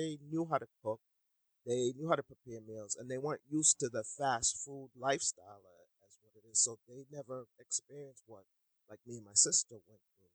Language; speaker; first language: English; native; English